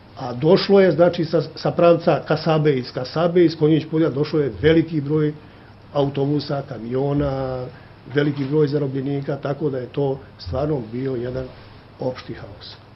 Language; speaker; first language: Bosnian; native; Bosnian